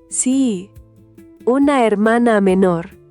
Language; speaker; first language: Spanish; non-native, learner; English